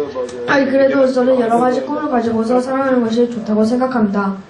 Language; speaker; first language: Korean; native; Korean